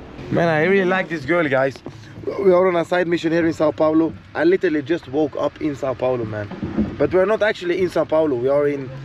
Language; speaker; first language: English; non-native, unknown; Swedish